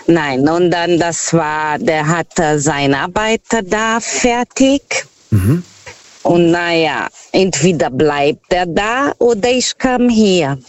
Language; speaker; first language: German; non-native, fluent; Portuguese